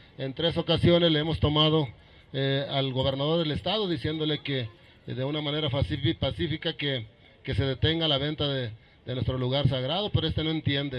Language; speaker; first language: Spanish; non-native, local second language; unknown